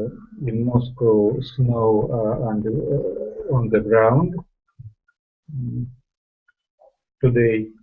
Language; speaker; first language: English; non-native, learner; Russian